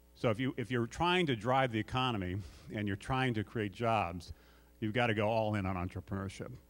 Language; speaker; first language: English; native; English